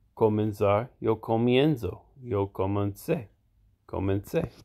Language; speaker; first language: Spanish; non-native, learner; English